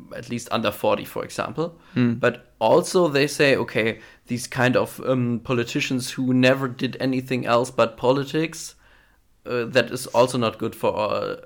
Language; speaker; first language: English; non-native, fluent; German